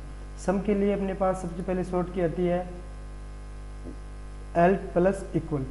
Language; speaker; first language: Hindi; native; Hindi